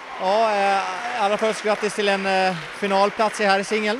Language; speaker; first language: Swedish; native; Swedish